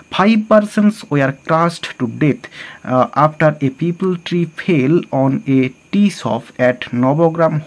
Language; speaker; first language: English; non-native, local second language; Bangla